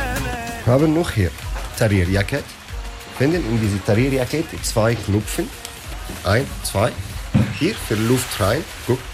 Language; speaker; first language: German; non-native, learner; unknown